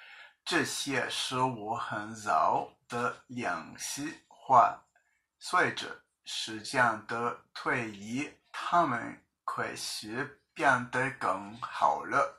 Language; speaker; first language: Chinese; non-native, learner; English